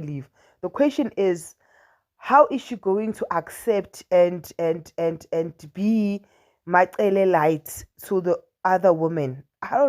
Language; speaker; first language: English; non-native, local second language; Zulu